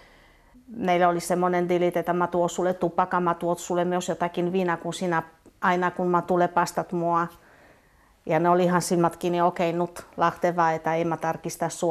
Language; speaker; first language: Finnish; non-native, fluent; Polish